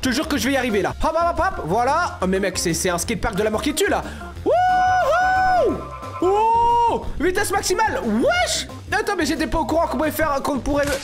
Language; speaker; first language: French; native; French